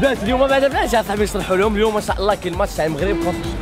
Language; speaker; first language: Arabic; native; Arabic